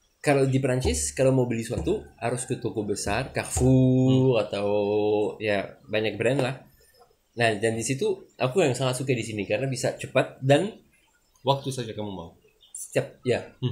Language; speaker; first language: Indonesian; non-native, learner; French